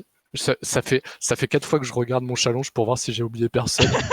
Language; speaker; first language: French; native; French